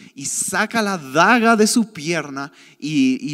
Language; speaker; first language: Spanish; native; Spanish